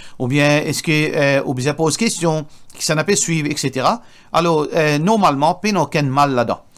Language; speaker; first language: French; non-native, local second language; Morisyen